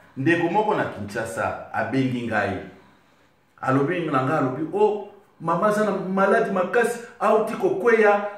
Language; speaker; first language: Lingala; non-native, local second language; Swahili